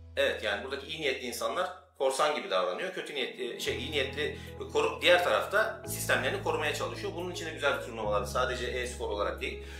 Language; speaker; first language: Turkish; native; Turkish